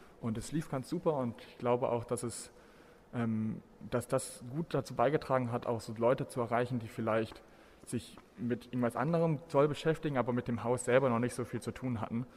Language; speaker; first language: German; native; German